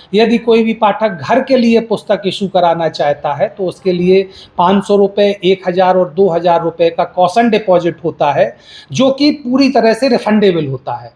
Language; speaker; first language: Hindi; native; Hindi